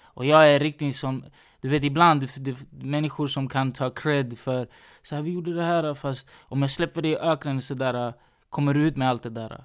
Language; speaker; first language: Swedish; early bilingual, other home language; Spanish